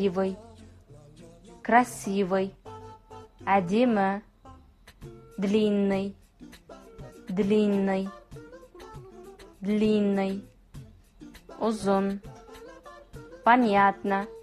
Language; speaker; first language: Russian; non-native, fluent; Kazakh